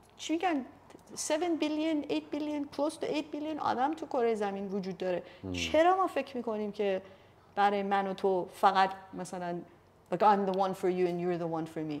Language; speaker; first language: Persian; early bilingual, heritage; Persian